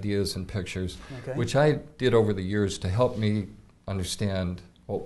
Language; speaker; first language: English; native; English